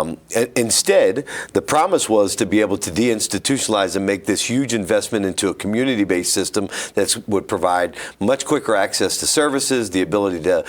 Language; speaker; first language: English; native; English